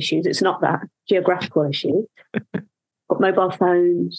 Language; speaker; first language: English; native; English